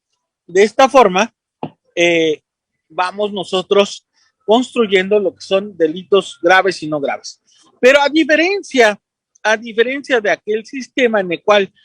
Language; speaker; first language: Spanish; native; Spanish